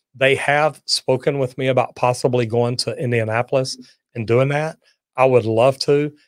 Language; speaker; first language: English; native; English